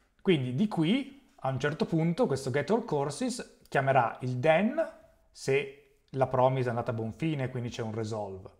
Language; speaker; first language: Italian; native; Italian